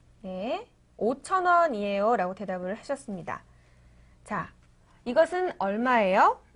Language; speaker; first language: Korean; native; Korean